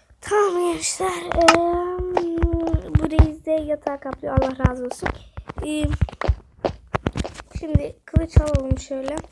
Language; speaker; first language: Turkish; native; Turkish